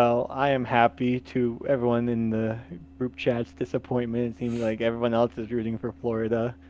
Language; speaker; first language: English; native; English